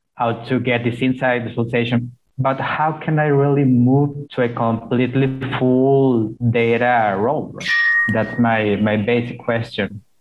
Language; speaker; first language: English; non-native, fluent; Spanish